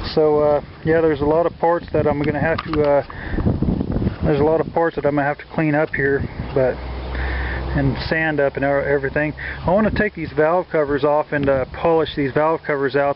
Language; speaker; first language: English; native; English